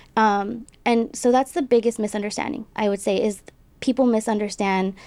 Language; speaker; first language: English; native; English